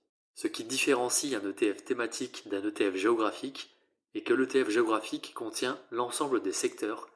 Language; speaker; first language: French; native; French